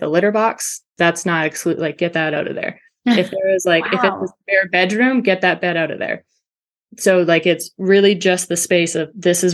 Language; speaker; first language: English; native; English